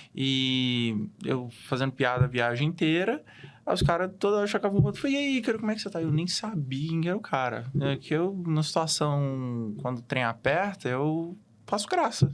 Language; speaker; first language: Portuguese; native; Portuguese